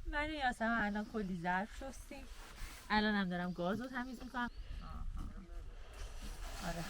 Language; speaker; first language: Persian; native; Persian